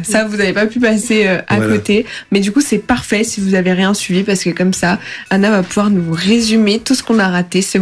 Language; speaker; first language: French; native; French